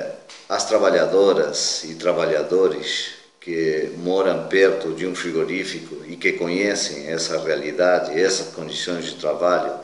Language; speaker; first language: Portuguese; non-native, fluent; Spanish